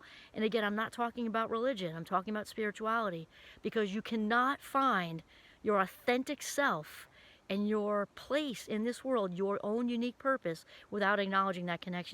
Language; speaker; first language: English; native; English